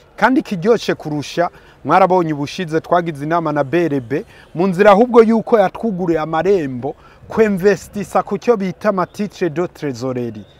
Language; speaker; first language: Rundi; early bilingual, heritage; Rundi